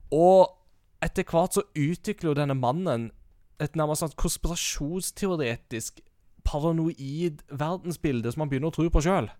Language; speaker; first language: Norwegian; native; Norwegian